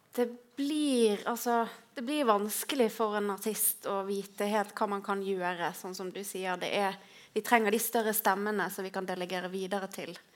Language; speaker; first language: Norwegian; native; Norwegian